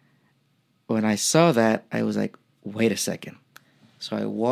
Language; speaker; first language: English; non-native, fluent; Spanish